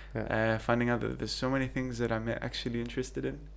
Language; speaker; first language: English; early bilingual, other home language; Greek